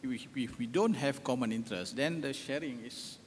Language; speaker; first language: English; non-native, local second language; Malay